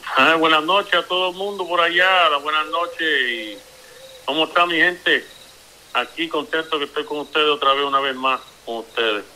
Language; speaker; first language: Spanish; early bilingual, heritage; Spanish